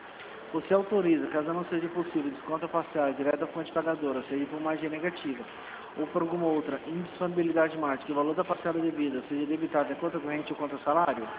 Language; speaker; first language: Portuguese; native; Portuguese